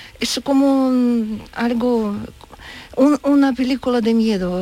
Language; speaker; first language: Spanish; non-native, learner; Ukrainian